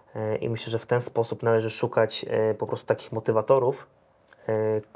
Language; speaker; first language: Polish; native; Polish